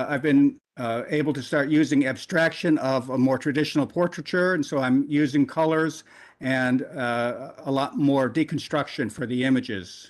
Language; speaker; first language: English; native; English